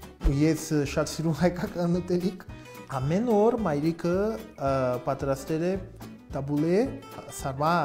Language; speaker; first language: Armenian; non-native, learner; Portuguese